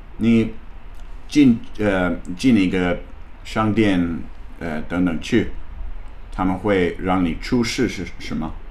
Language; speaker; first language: Chinese; non-native, learner; English